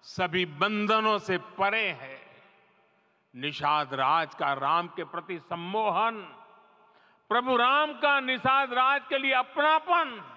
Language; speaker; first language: Hindi; non-native, local second language; Gujarati